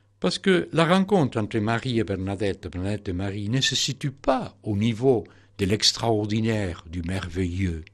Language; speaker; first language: French; non-native, fluent; Spanish